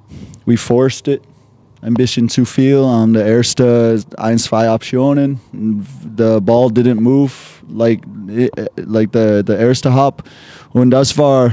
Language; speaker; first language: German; non-native, learner; English